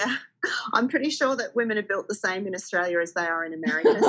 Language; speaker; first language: English; native; English